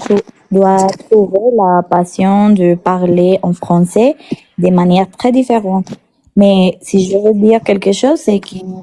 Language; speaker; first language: French; non-native, learner; Spanish